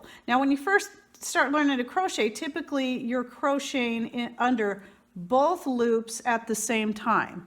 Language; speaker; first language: English; native; English